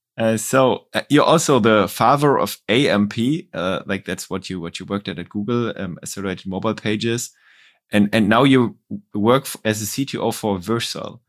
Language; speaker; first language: English; non-native, fluent; German